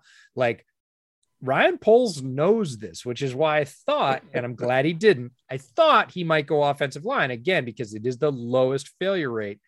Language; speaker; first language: English; native; English